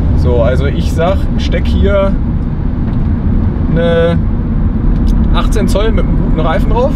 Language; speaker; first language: German; native; German